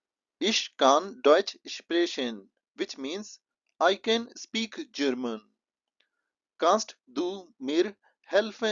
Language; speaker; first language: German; non-native, fluent; Hindi